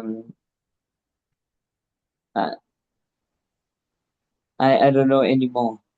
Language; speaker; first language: English; non-native, learner; Vietnamese